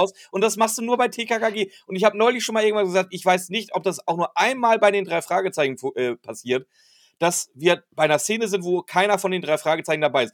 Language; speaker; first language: German; native; German